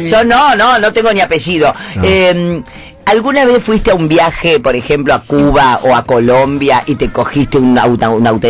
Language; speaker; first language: Spanish; native; Spanish